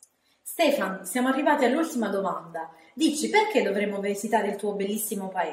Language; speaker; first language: Italian; native; Italian